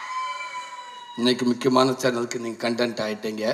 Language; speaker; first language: Tamil; native; Tamil